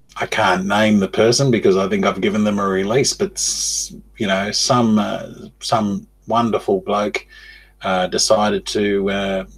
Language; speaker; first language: English; native; English